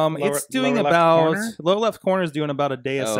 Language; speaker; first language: English; native; English